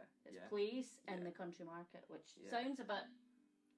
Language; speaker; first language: English; native; English